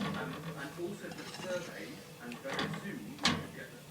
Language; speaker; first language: English; native; English